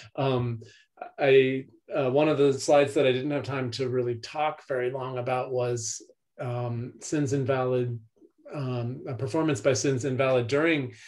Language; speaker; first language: English; native; English